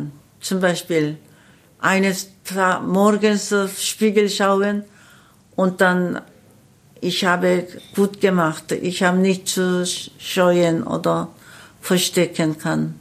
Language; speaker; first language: German; non-native, learner; Korean